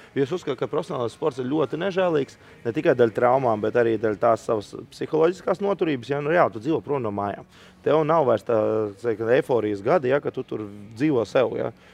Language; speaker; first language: Latvian; native; Latvian